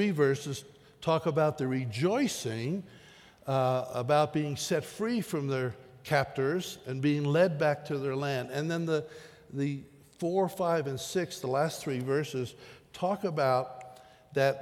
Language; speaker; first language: English; native; English